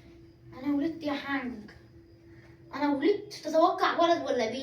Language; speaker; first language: Arabic; native; Arabic